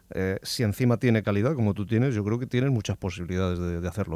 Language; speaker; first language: Spanish; native; Spanish